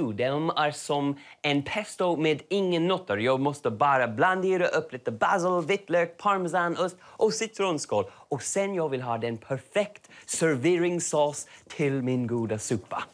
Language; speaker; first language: Swedish; non-native, learner; English